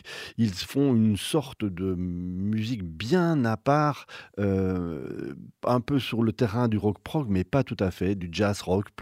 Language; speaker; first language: French; native; French